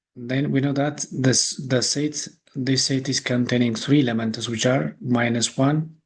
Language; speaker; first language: English; non-native, local second language; Amharic